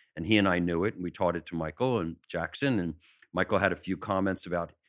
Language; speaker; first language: English; native; English